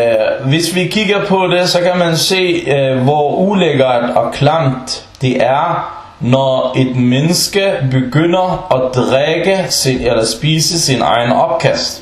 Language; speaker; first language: Danish; early bilingual, other home language; Arabic